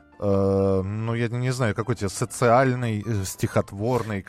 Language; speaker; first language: Russian; native; Russian